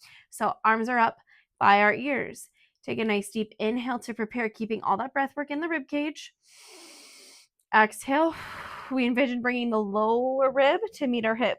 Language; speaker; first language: English; native; English